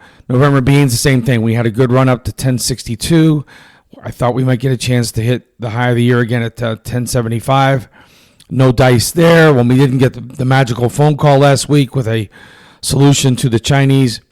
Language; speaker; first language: English; native; English